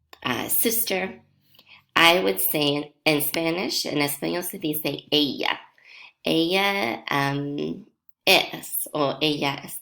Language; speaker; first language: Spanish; non-native, fluent; English